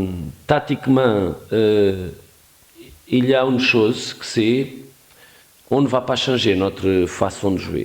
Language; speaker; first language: French; non-native, fluent; Portuguese